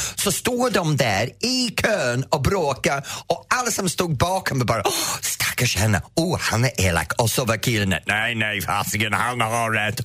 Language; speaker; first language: Swedish; native; Swedish